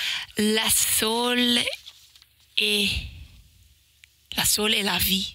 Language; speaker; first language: French; non-native, local second language; Dutch